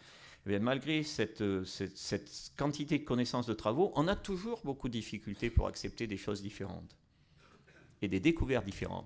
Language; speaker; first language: French; native; French